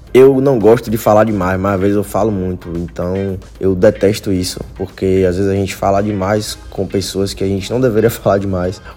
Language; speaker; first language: Portuguese; native; Portuguese